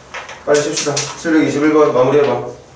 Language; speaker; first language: Korean; native; Korean